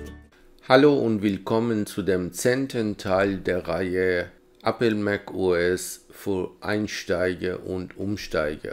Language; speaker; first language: German; non-native, fluent; Persian